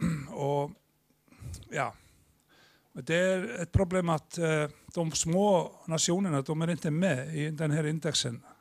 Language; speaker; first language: Swedish; non-native, fluent; Icelandic